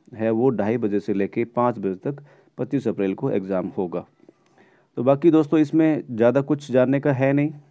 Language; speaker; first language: Hindi; native; Hindi